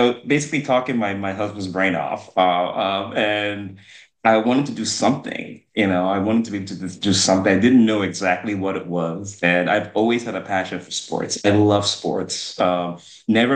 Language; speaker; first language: English; non-native, local second language; Yoruba